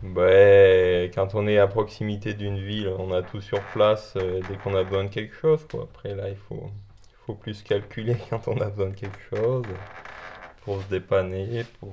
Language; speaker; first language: French; native; French